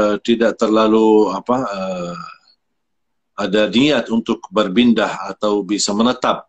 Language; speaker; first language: Indonesian; non-native, fluent; Arabic